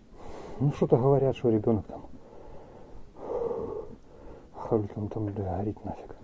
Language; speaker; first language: Russian; native; Russian